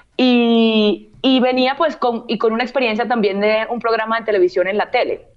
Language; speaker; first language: Spanish; native; Spanish